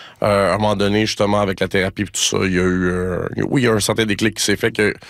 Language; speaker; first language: French; native; French